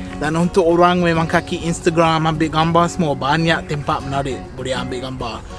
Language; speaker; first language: Malay; non-native, fluent; English